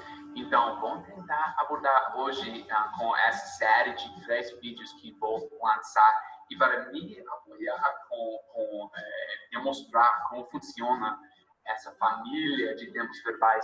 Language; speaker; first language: Portuguese; non-native, fluent; English